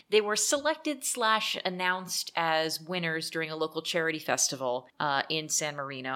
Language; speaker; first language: English; native; English